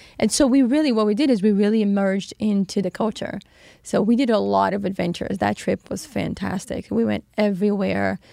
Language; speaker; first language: English; non-native, fluent; Portuguese